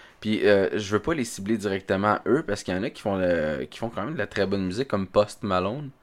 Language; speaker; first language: French; native; French